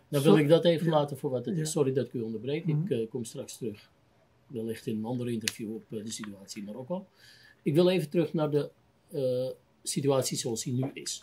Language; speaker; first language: Dutch; native; Dutch